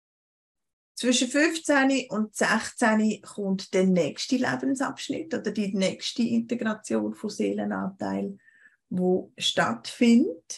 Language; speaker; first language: German; native; German